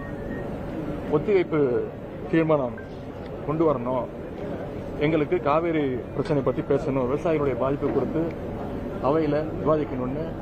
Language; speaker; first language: Tamil; native; Tamil